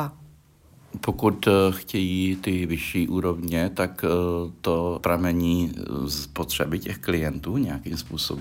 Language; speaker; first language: Czech; native; Czech